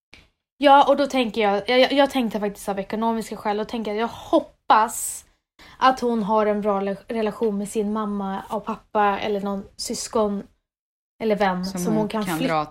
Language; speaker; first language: Swedish; native; Swedish